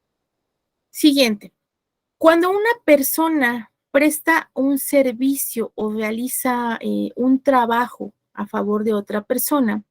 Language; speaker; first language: Spanish; native; Spanish